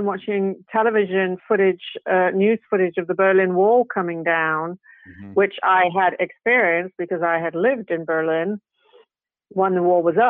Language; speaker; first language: English; native; English